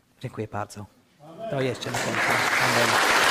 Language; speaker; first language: Polish; non-native, learner; English